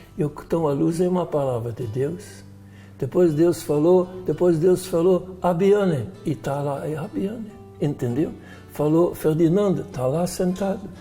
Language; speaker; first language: Portuguese; non-native, fluent; Dutch